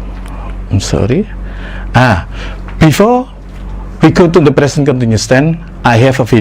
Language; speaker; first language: English; non-native, fluent; Indonesian